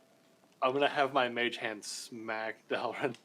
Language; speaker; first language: English; native; English